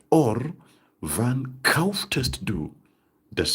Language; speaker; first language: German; non-native, fluent; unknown